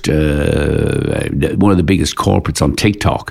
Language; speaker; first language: English; native; English